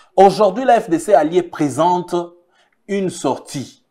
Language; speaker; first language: French; non-native, local second language; Swahili